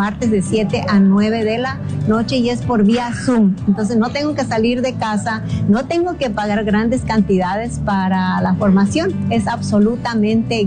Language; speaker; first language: Spanish; native; Spanish